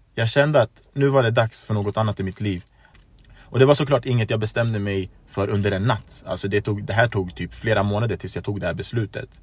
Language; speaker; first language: Swedish; early bilingual, other home language; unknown